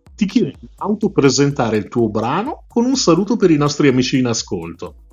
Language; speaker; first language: Italian; native; Italian